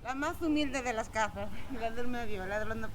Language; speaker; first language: Spanish; native; Spanish